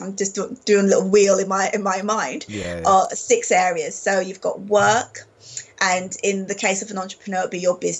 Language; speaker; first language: English; native; English